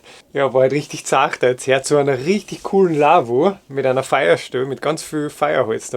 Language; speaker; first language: German; native; German